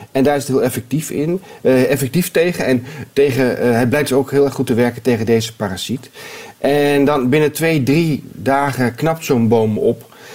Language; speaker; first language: Dutch; native; Dutch